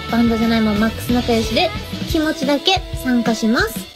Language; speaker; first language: Japanese; native; Japanese